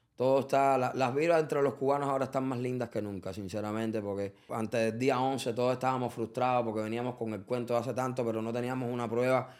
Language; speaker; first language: Spanish; native; Spanish